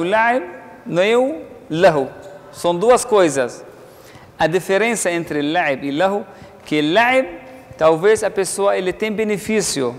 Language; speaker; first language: Portuguese; non-native, learner; Arabic